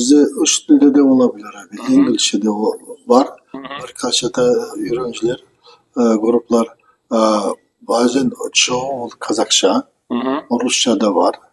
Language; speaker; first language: Turkish; non-native, learner; Kazakh